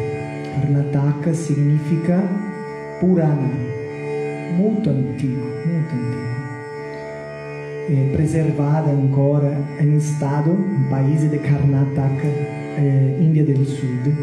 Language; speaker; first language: Italian; non-native, learner; Portuguese